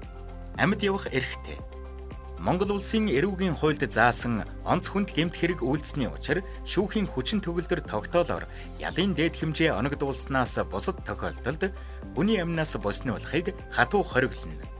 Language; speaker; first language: Mongolian; native; Mongolian